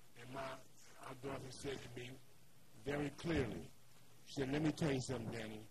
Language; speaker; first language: English; native; English